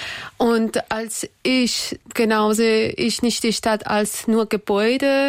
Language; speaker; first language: German; non-native, learner; Persian